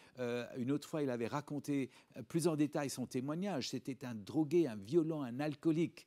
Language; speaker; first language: French; native; French